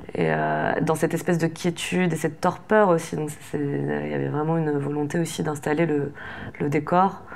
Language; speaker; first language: French; native; French